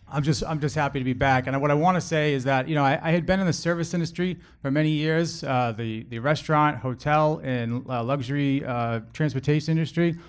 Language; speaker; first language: English; native; English